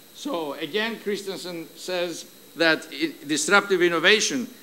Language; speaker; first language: English; non-native, fluent; Greek